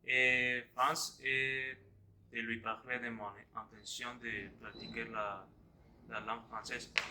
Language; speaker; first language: French; non-native, learner; Spanish